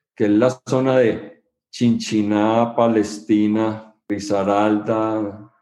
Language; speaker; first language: Spanish; native; Spanish